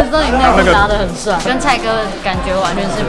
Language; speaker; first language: Chinese; native; Chinese